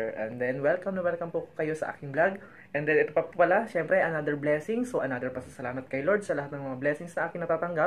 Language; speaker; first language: Filipino; native; Filipino